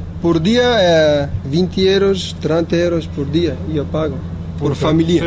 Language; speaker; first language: Portuguese; non-native, learner; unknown